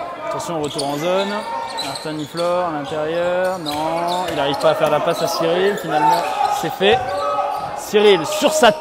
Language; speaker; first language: French; native; French